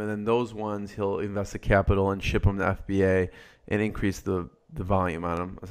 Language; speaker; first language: English; native; English